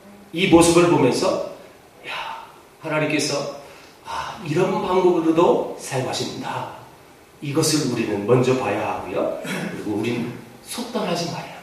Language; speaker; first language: Korean; native; Korean